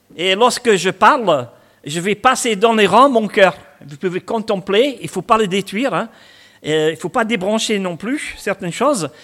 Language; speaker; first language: French; non-native, fluent; English